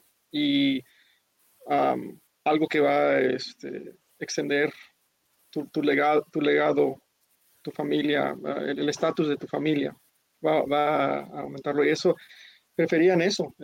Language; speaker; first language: Spanish; early bilingual, heritage; English